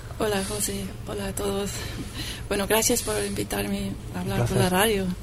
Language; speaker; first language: Spanish; non-native, fluent; English